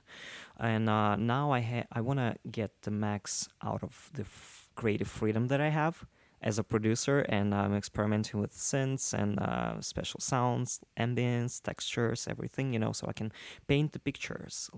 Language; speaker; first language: English; non-native, fluent; Russian